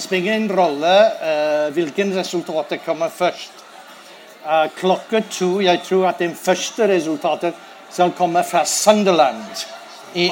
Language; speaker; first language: Norwegian; non-native, learner; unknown